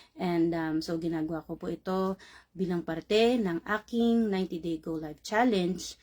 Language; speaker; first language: Filipino; native; Filipino